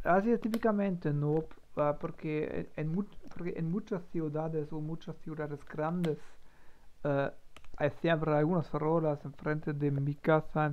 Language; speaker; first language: Spanish; non-native, learner; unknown